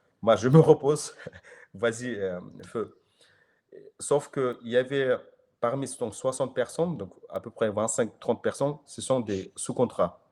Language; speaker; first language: French; non-native, fluent; Kyrgyz